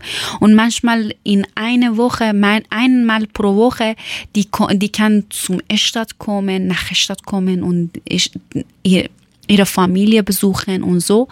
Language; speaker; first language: German; non-native, learner; Persian